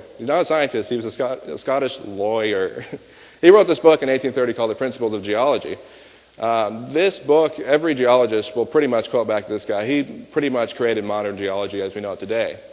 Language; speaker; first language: English; native; English